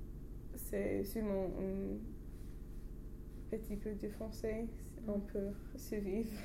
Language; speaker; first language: French; non-native, learner; English